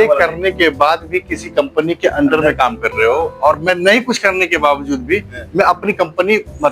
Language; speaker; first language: Hindi; native; Hindi